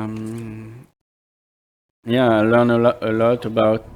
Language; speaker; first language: English; non-native, fluent; French